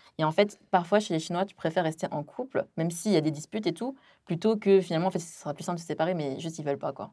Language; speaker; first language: French; early bilingual, other home language; Chinese